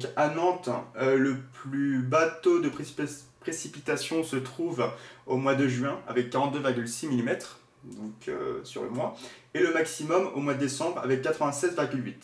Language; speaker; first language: French; native; French